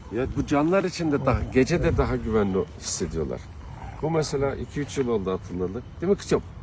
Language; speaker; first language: Turkish; native; Turkish